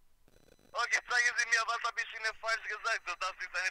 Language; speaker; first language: German; non-native, learner; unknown